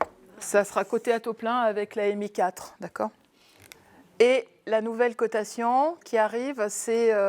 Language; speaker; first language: French; native; French